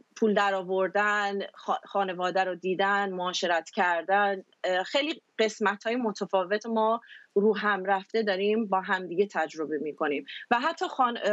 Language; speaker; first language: Persian; early bilingual, heritage; Persian